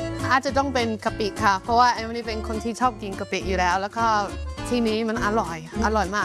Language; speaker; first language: Thai; non-native, fluent; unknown